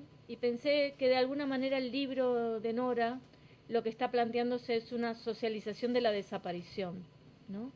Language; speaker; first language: Spanish; native; Spanish